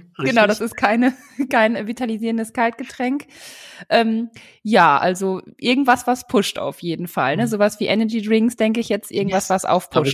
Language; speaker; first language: German; native; German